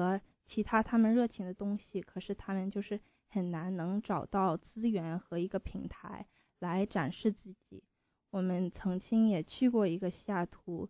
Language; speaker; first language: Chinese; early bilingual, heritage; Chinese